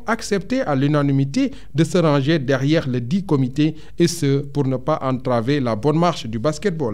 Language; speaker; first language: French; non-native, local second language; Wolof